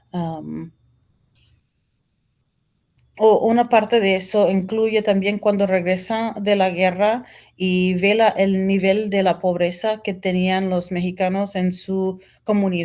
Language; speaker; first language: Spanish; non-native, fluent; English